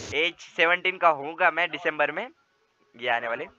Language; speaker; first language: Hindi; non-native, local second language; Marathi